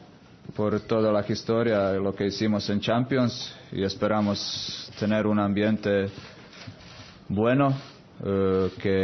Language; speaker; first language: Spanish; non-native, fluent; Croatian